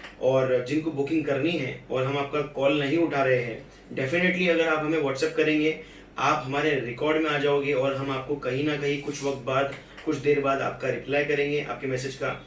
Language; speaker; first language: Hindi; native; Hindi